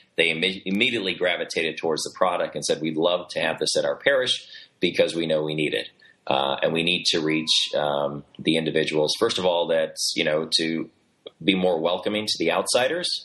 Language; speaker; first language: English; native; English